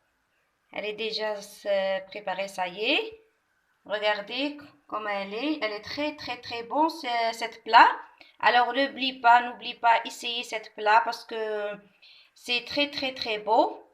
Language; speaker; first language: French; non-native, local second language; Arabic